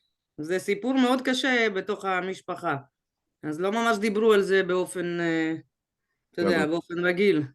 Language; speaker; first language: Hebrew; early bilingual, other home language; Russian